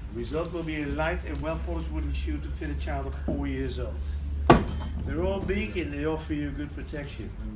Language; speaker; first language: English; non-native, fluent; Dutch